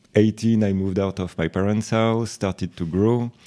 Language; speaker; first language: English; non-native, fluent; French